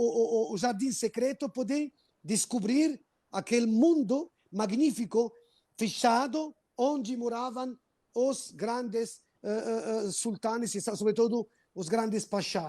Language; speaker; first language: Portuguese; non-native, fluent; Arabic